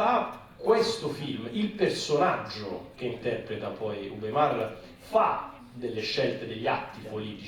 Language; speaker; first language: Italian; native; Italian